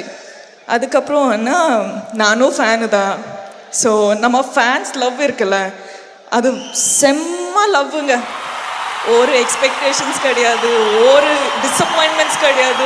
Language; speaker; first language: Tamil; non-native, learner; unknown